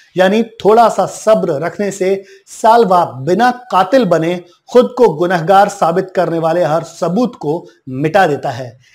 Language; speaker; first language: Hindi; native; Hindi